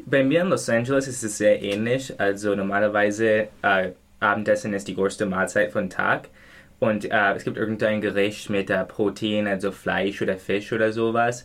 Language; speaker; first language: German; non-native, learner; English